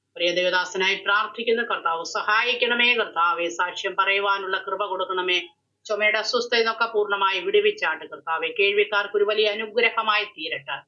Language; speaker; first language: Malayalam; native; Malayalam